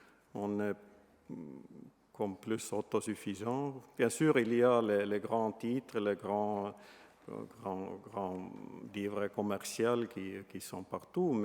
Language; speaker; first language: French; non-native, fluent; Estonian